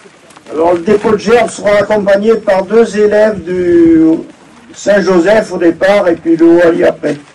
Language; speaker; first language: French; native; French